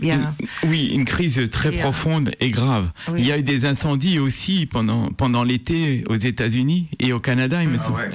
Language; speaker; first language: French; native; French